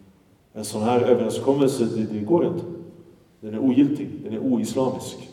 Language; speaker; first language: Swedish; early bilingual, other home language; Arabic